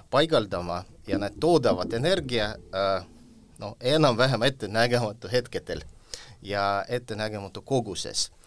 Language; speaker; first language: Estonian; non-native, local second language; Russian